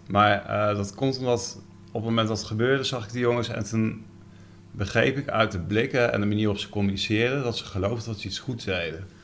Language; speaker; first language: Dutch; native; Dutch